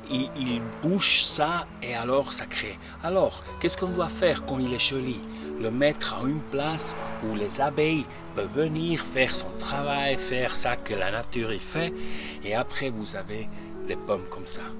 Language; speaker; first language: French; non-native, local second language; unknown